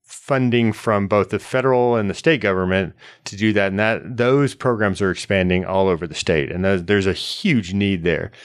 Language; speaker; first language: English; native; English